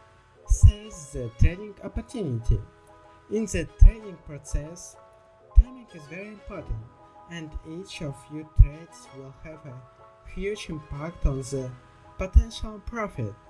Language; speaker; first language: English; non-native, learner; Russian